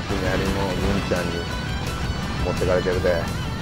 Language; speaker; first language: Japanese; native; Japanese